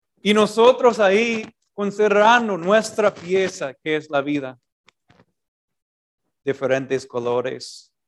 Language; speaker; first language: Spanish; non-native, fluent; English